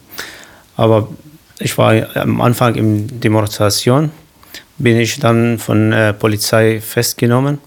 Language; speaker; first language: German; non-native, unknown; Kurdish